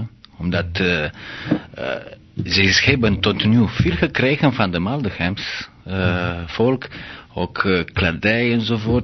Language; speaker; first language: Dutch; non-native, learner; Romanian